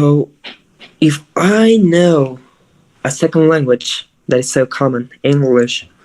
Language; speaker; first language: English; non-native, fluent; Spanish